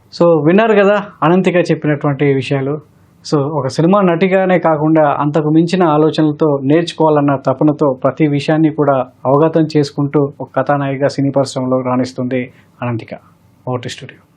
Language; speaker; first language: Telugu; native; Telugu